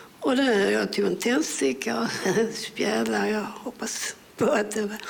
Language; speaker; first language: Swedish; early bilingual, other home language; English